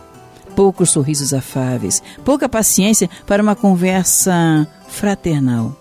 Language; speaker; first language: Portuguese; native; Portuguese